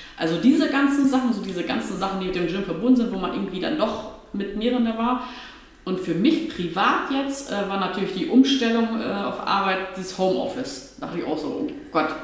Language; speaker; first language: German; early bilingual, other home language; Portuguese